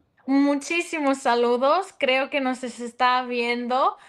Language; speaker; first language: Spanish; non-native, fluent; Greek